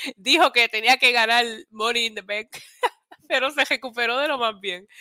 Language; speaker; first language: Spanish; native; Spanish